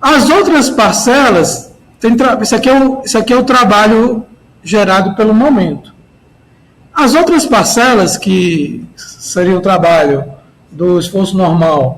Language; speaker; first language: Portuguese; native; Portuguese